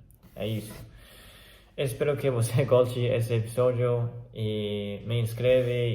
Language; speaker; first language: Portuguese; non-native, learner; Chinese